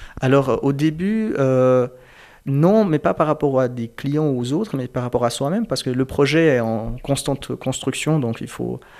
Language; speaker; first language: French; early bilingual, other home language; Turkish